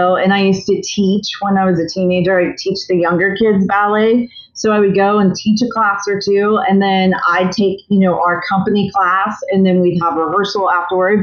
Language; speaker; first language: English; native; English